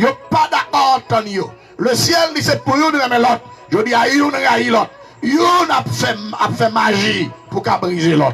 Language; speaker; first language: French; non-native, local second language; Haitian Creole